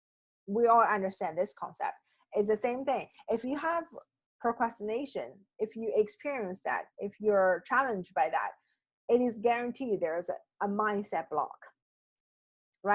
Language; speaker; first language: English; non-native, fluent; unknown